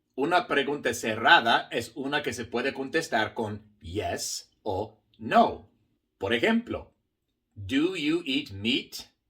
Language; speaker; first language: Spanish; non-native, fluent; English